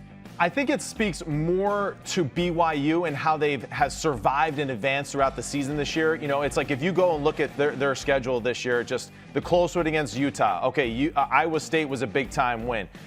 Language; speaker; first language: English; native; English